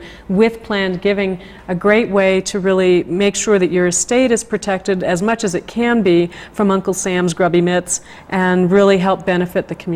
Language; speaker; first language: English; native; English